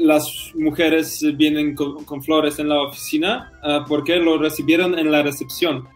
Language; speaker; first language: Spanish; non-native, learner; Polish